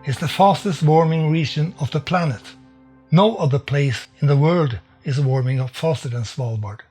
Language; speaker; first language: English; non-native, fluent; Norwegian